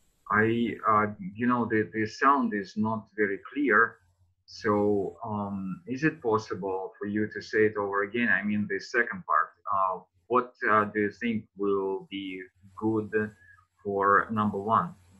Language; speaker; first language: English; non-native, fluent; Russian